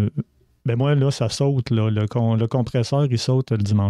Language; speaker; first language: French; native; French